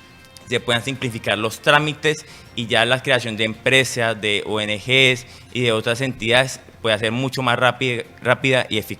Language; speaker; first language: Spanish; native; Spanish